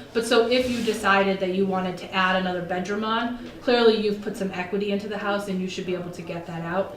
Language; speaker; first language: English; native; English